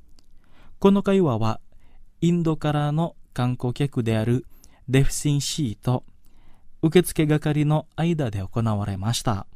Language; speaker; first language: Japanese; non-native, fluent; Indonesian